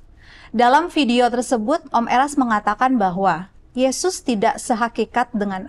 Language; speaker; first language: Indonesian; native; Indonesian